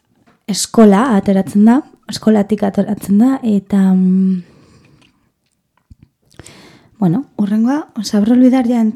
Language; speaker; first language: Basque; non-native, learner; Spanish